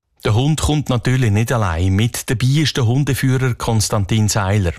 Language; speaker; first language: German; native; German